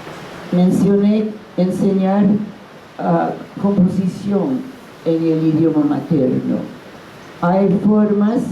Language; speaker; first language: Spanish; non-native, fluent; English